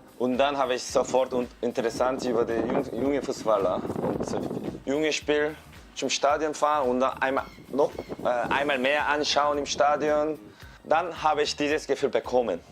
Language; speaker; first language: German; non-native, learner; Korean